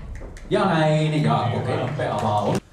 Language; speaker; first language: Finnish; native; Finnish